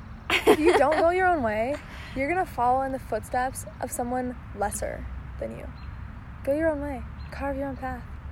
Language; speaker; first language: English; native; English